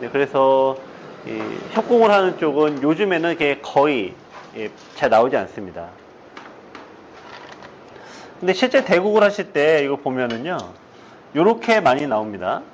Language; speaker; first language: Korean; native; Korean